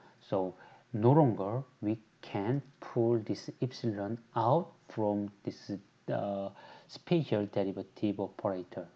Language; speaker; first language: English; non-native, fluent; Korean